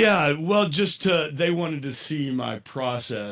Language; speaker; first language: English; native; English